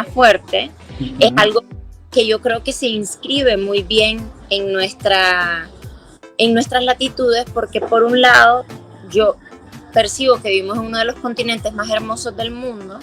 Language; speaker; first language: Spanish; native; Spanish